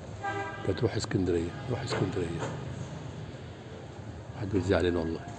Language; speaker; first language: Arabic; native; Arabic